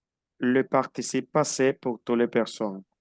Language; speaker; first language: French; non-native, fluent; Spanish